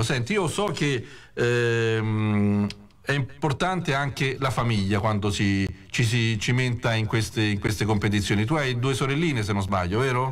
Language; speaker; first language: Italian; native; Italian